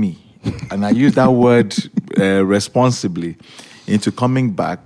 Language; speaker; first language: English; non-native, local second language; Yoruba